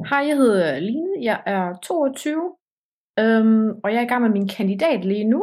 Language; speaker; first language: Danish; early bilingual, heritage; Danish